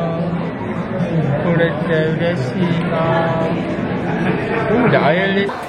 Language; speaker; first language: Korean; non-native, learner; Japanese